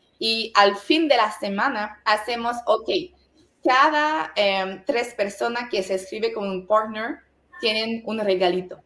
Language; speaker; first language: Spanish; non-native, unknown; French